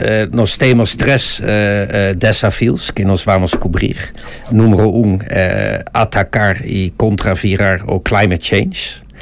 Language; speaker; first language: Portuguese; non-native, fluent; Dutch